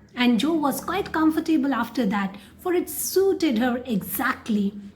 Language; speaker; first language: English; non-native, local second language; Hindi